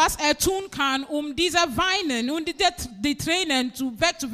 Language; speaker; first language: German; non-native, fluent; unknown